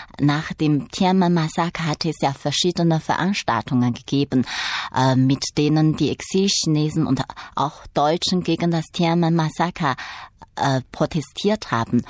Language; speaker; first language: German; non-native, fluent; Chinese